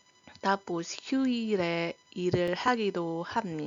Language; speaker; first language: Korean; non-native, fluent; Iloko